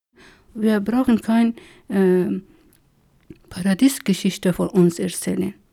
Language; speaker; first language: German; non-native, learner; Persian